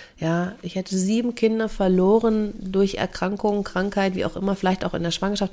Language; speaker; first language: German; native; German